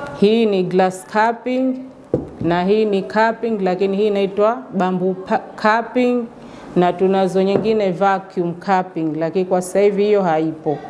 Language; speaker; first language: Swahili; native; Swahili